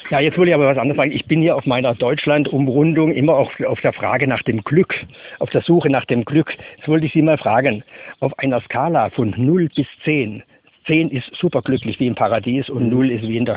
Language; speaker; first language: German; native; German